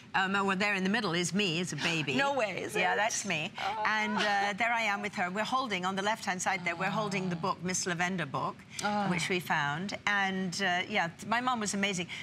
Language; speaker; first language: English; native; English